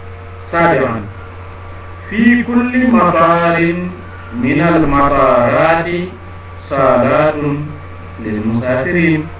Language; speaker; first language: Arabic; non-native, fluent; Wolof